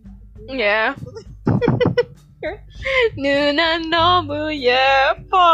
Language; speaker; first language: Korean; non-native, learner; English